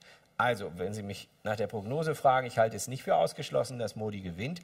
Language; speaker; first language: German; native; German